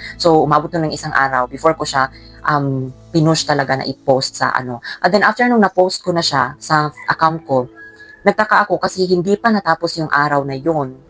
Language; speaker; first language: Filipino; non-native, local second language; Cebuano